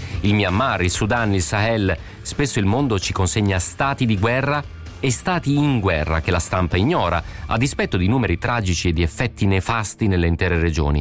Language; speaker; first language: Italian; native; Italian